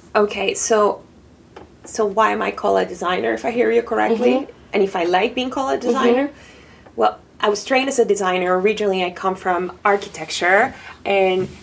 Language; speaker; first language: English; non-native, fluent; Spanish